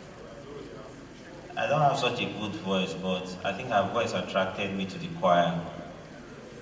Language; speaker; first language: English; non-native, local second language; Esan